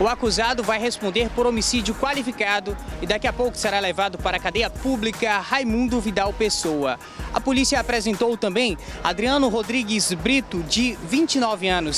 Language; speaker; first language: Portuguese; native; Portuguese